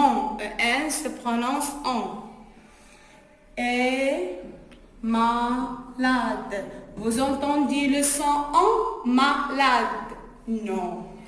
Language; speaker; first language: French; non-native, local second language; Arabic